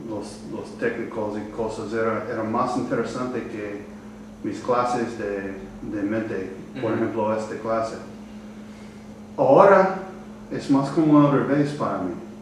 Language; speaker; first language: Spanish; non-native, learner; English